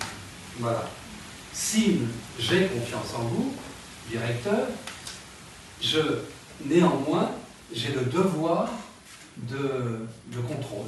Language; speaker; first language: French; native; French